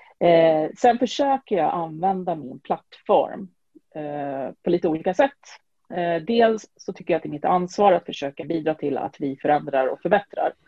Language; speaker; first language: Swedish; native; Swedish